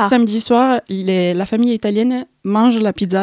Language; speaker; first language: French; non-native, fluent; Italian